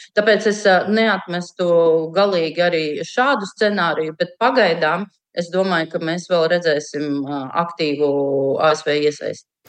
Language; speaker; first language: Latvian; native; Latvian